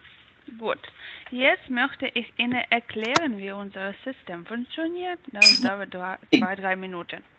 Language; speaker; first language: German; non-native, learner; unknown